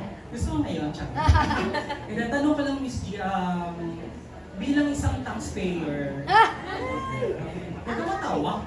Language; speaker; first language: Filipino; native; Filipino